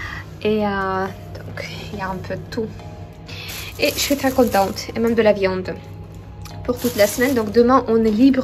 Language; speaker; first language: French; non-native, fluent; Russian